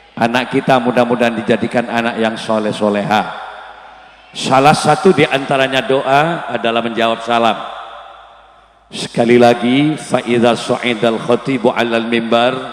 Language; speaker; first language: Indonesian; non-native, local second language; Madurese